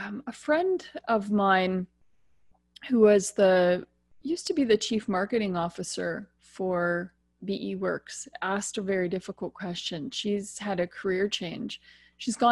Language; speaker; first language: English; native; English